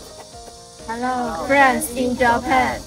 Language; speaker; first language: English; non-native, learner; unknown